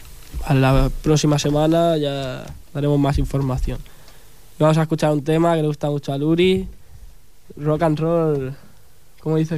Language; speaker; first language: Spanish; native; Spanish